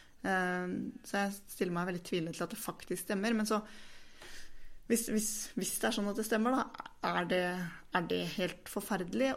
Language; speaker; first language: Norwegian; native; Norwegian